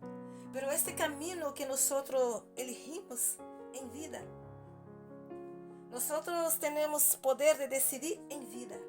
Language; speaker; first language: Spanish; non-native, learner; Portuguese